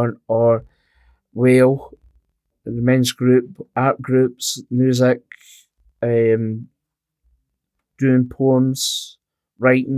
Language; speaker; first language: English; native; English